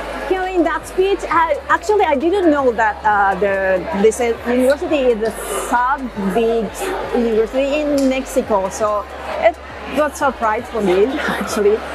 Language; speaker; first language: English; non-native, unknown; Japanese